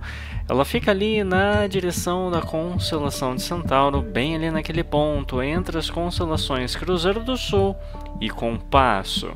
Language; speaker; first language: Portuguese; native; Portuguese